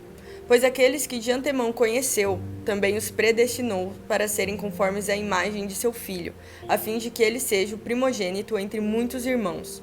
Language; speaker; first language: Portuguese; native; Portuguese